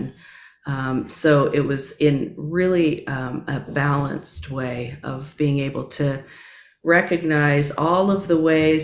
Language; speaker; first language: English; native; English